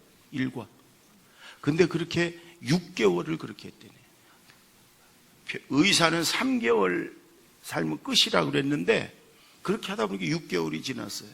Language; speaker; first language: Korean; native; Korean